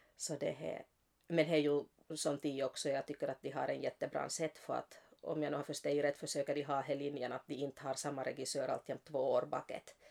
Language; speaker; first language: Swedish; native; Swedish